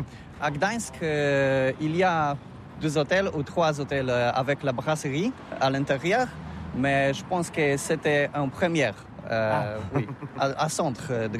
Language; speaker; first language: French; non-native, learner; Polish